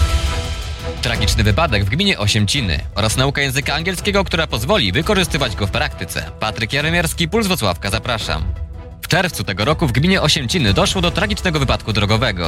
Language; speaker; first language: Polish; native; Polish